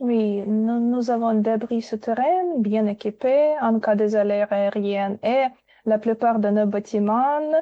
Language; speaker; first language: French; non-native, fluent; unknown